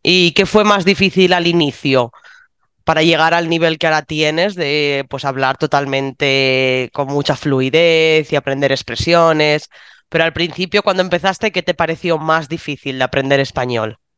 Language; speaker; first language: Spanish; native; Spanish